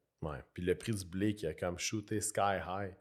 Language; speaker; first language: French; native; French